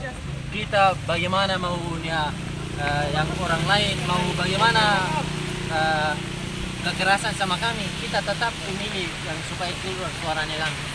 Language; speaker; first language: Indonesian; non-native, learner; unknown